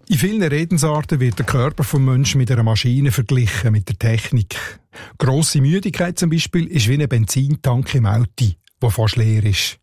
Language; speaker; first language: German; native; German